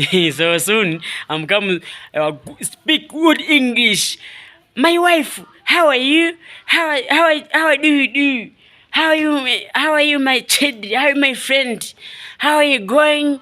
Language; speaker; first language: English; non-native, learner; Swahili